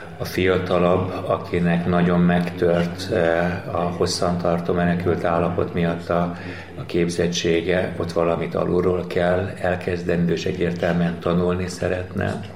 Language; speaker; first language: Hungarian; native; Hungarian